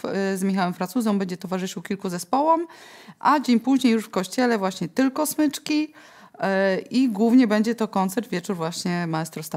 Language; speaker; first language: Polish; native; Polish